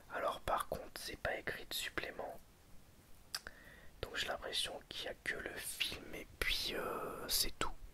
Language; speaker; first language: French; native; French